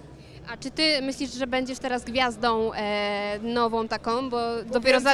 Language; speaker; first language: Polish; native; Polish